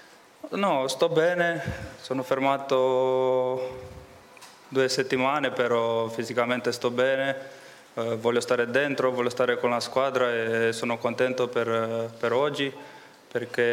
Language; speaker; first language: Italian; non-native, fluent; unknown